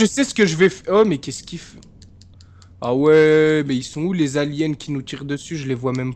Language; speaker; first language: French; native; French